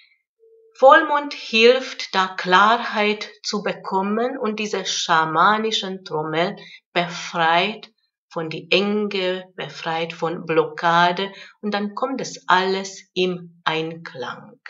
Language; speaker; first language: German; non-native, fluent; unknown